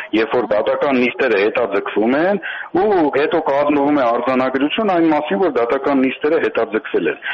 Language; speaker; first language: Armenian; native; Armenian